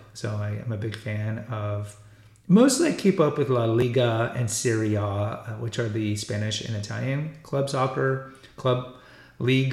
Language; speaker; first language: English; native; English